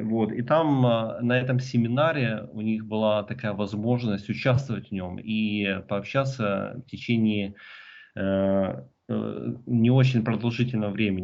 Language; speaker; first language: Russian; native; Russian